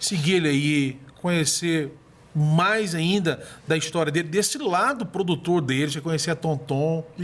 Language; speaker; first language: Portuguese; native; Portuguese